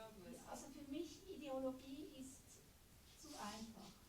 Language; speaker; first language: German; non-native, fluent; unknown